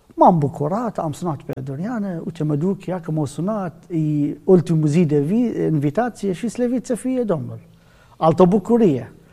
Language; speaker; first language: Romanian; non-native, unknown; Arabic